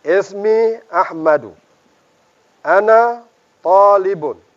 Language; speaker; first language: Arabic; non-native, fluent; Indonesian